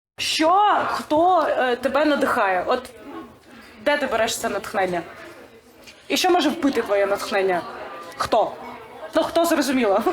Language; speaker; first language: Ukrainian; native; Ukrainian